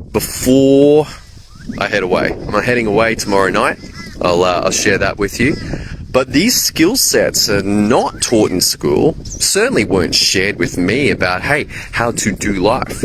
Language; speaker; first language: English; native; English